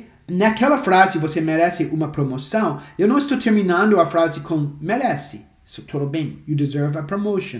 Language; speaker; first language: Portuguese; non-native, fluent; English